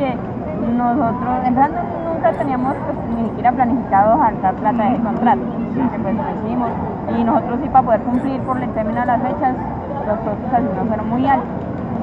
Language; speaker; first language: Spanish; native; Spanish